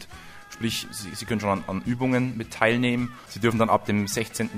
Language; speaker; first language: German; native; German